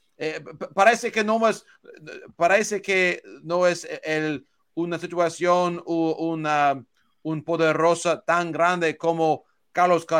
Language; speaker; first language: Spanish; non-native, learner; English